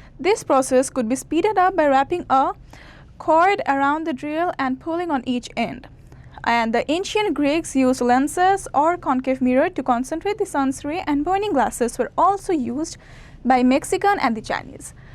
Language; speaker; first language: English; non-native, local second language; Bangla